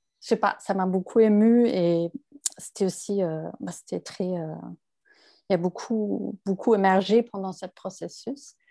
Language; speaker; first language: French; non-native, fluent; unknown